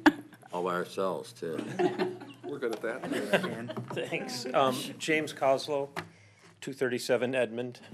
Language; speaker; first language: English; native; English